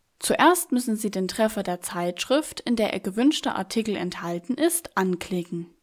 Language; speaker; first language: German; native; German